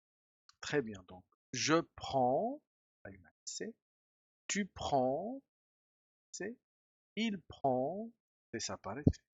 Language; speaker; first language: French; non-native, fluent; Spanish